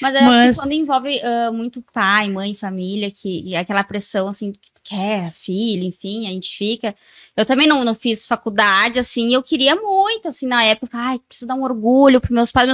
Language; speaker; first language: Portuguese; native; Portuguese